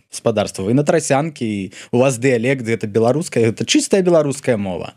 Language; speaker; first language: Belarusian; non-native, local second language; Russian